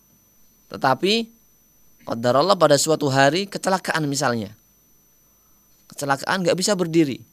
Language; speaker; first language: Indonesian; native; Indonesian